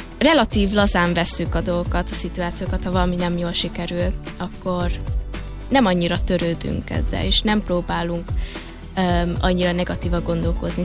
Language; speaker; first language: Hungarian; early bilingual, heritage; Hungarian